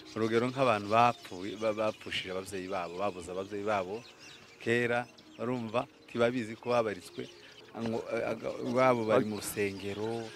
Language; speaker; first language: Kinyarwanda; early bilingual, heritage; Kinyarwanda